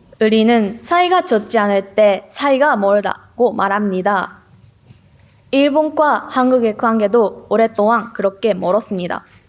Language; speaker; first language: Korean; non-native, learner; Japanese